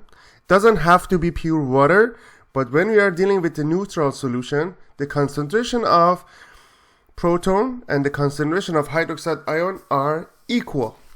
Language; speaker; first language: English; non-native, fluent; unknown